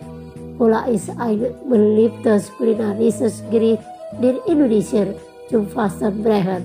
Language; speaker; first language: German; non-native, fluent; Indonesian